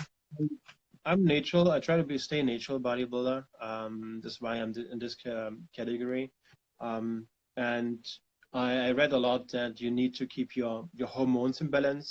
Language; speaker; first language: English; non-native, fluent; German